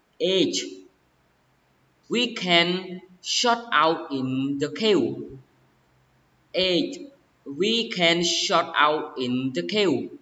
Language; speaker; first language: English; non-native, learner; Khmer